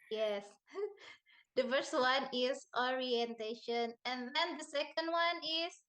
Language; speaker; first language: English; non-native, learner; Indonesian